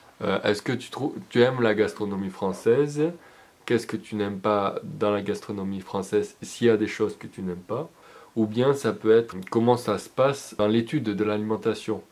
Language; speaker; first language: French; native; French